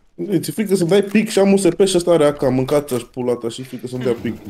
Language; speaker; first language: Romanian; early bilingual, other home language; English